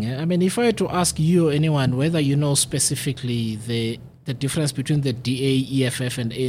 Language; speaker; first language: English; non-native, local second language; Xhosa